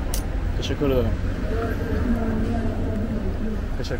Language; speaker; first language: Turkish; non-native, learner; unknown